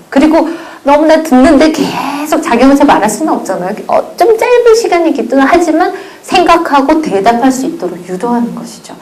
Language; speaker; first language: Korean; native; Korean